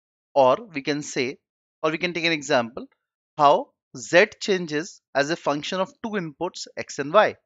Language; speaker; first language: English; non-native, local second language; Hindi